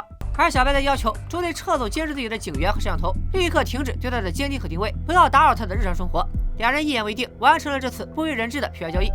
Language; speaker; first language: Chinese; native; Chinese